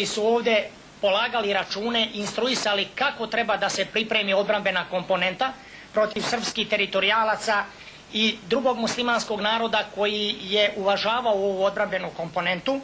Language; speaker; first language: Bosnian; native; Bosnian